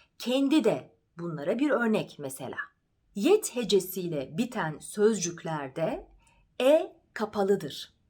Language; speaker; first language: Turkish; native; Turkish